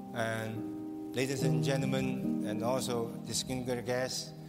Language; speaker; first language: English; non-native, local second language; Cantonese